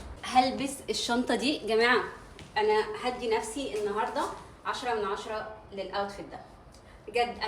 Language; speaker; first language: Arabic; native; Arabic